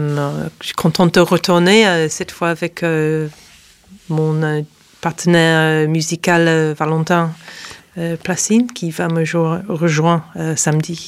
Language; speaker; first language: French; non-native, fluent; English